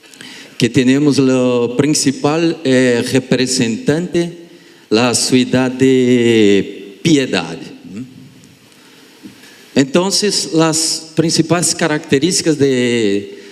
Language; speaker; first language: Spanish; non-native, learner; Portuguese